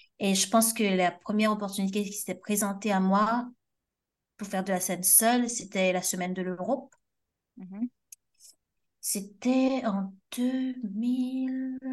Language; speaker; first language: French; non-native, local second language; Haitian Creole